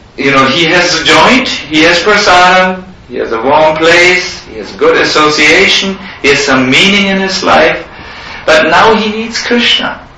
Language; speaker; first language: English; non-native, fluent; German